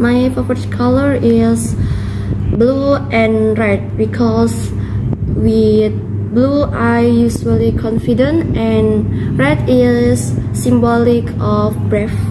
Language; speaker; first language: English; non-native, learner; Indonesian